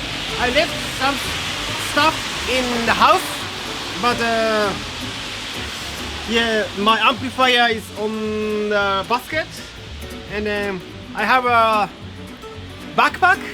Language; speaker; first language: English; non-native, learner; Japanese